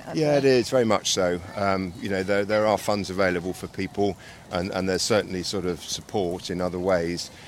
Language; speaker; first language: English; native; English